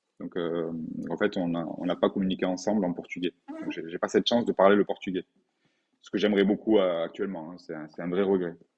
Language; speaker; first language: French; native; French